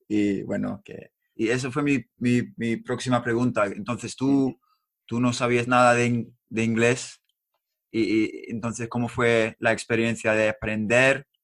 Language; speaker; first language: Spanish; non-native, learner; English